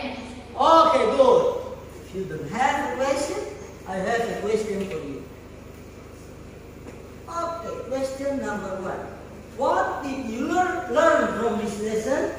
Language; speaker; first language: English; non-native, fluent; Indonesian